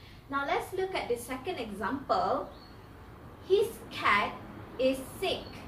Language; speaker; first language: English; non-native, local second language; Malay